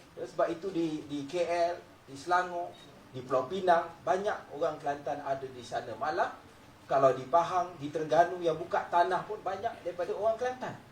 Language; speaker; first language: Malay; native; Malay